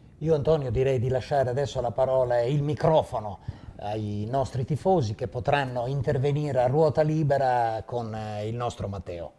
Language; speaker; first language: Italian; native; Italian